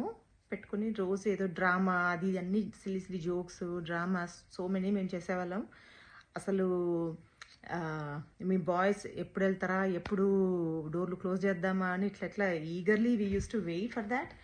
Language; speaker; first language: Telugu; native; Telugu